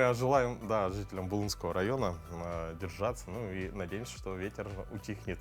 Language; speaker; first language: Russian; native; Russian